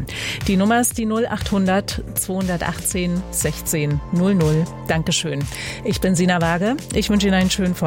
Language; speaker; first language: German; native; German